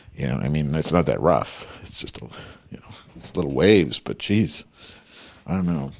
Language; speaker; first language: English; native; English